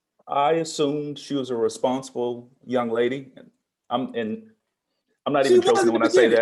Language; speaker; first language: English; native; English